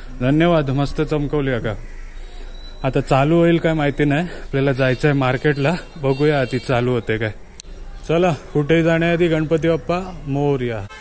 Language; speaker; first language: Marathi; native; Marathi